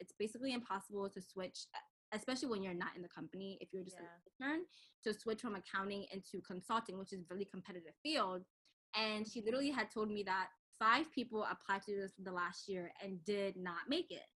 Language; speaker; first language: English; non-native, local second language; French